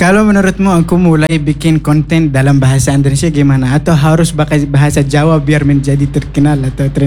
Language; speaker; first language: Indonesian; non-native, learner; Arabic